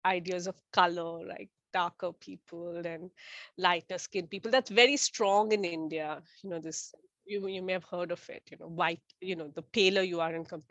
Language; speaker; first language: English; non-native, local second language; Bangla